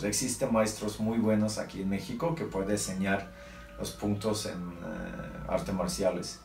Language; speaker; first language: Spanish; non-native, learner; Norwegian